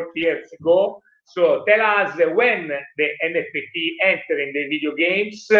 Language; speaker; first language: English; non-native, learner; Italian